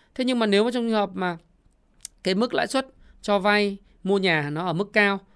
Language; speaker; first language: Vietnamese; native; Vietnamese